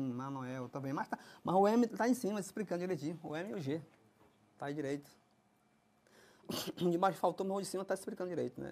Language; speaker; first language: Portuguese; native; Portuguese